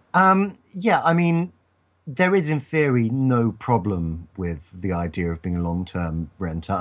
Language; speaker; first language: English; native; English